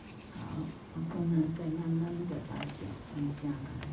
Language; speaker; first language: Chinese; native; Chinese